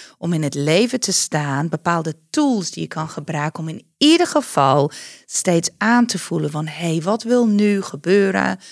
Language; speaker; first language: Dutch; non-native, fluent; English